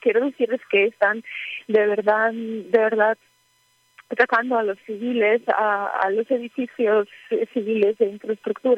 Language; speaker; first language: Spanish; early bilingual, heritage; Ukrainian